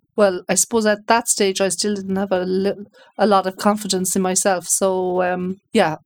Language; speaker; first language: English; native; English